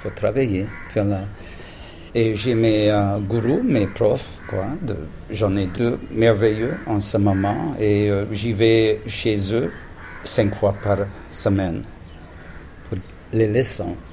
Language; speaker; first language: French; non-native, fluent; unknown